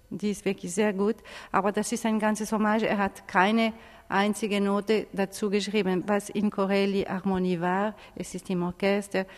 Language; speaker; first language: German; non-native, fluent; Italian